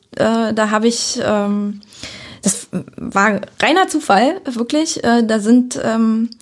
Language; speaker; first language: German; native; German